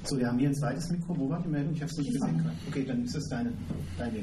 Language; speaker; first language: German; native; German